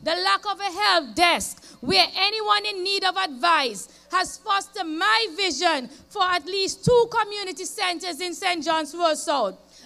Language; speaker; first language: English; native; English